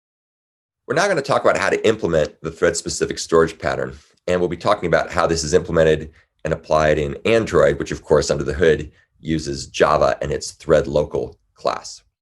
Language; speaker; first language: English; native; English